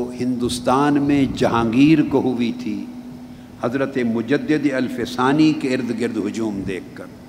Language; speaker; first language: Urdu; non-native, local second language; Punjabi